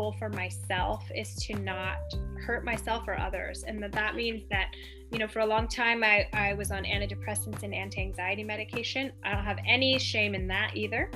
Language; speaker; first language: English; native; English